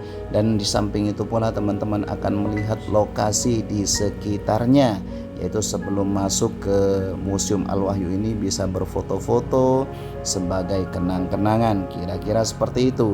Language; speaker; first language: Indonesian; native; Indonesian